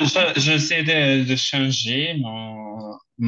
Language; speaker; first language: French; non-native, learner; Portuguese